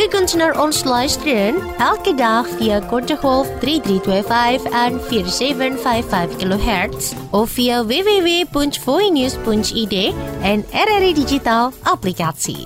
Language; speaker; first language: Dutch; non-native, fluent; Indonesian